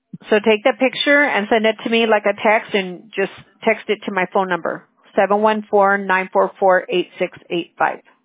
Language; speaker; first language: English; early bilingual, other home language; Spanish